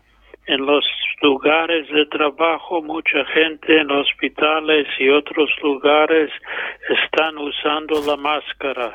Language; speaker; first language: Spanish; non-native, fluent; English